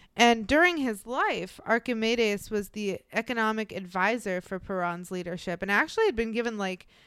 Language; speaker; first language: English; native; English